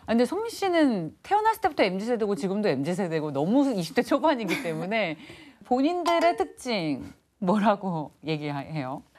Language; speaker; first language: Korean; native; Korean